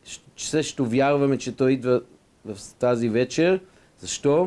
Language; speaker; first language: Bulgarian; non-native, fluent; Hebrew